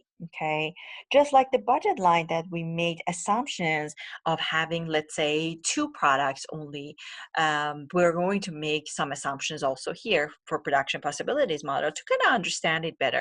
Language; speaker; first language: English; non-native, fluent; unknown